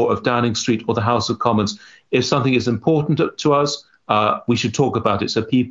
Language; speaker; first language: English; native; English